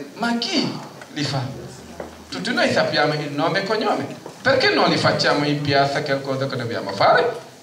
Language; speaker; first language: Italian; non-native, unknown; Wolof